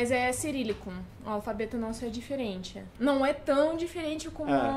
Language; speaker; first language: Portuguese; non-native, fluent; Russian